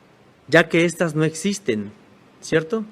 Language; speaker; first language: Spanish; native; Spanish